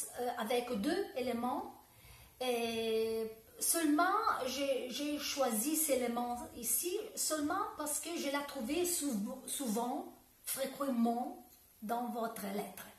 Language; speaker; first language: French; non-native, learner; Italian